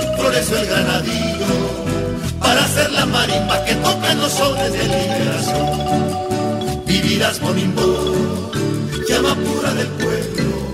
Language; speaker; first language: Spanish; native; Spanish